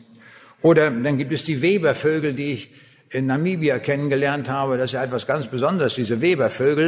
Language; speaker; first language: German; native; German